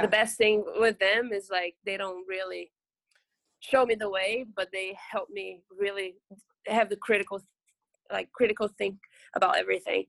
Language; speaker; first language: English; non-native, fluent; Portuguese